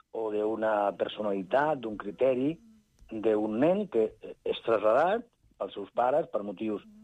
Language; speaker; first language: Catalan; non-native, local second language; Spanish